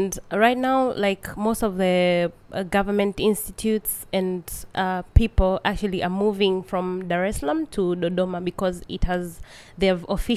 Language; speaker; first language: English; non-native, local second language; Swahili